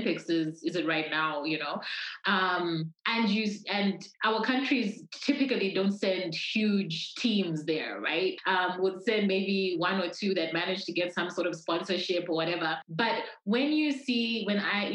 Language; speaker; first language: English; non-native, local second language; Bemba